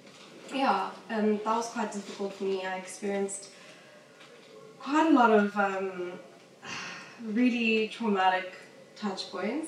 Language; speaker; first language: English; native; English